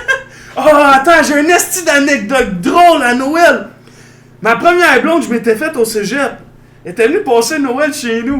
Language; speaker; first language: French; native; French